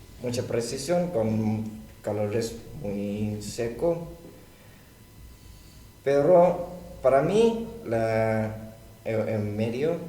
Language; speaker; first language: Spanish; non-native, learner; Thai